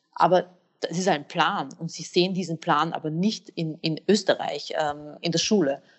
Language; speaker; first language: German; early bilingual, other home language; Bosnian